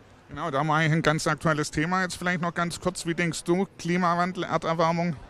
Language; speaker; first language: German; native; German